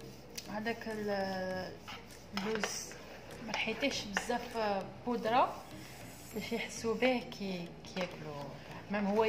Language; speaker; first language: Arabic; native; Arabic